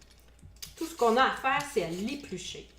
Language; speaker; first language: French; native; French